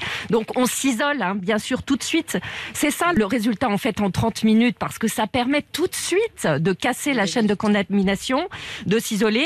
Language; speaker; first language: French; native; French